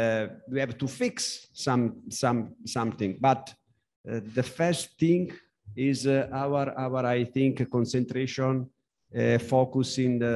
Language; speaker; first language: English; non-native, learner; Italian